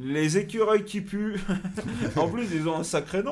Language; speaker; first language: French; native; French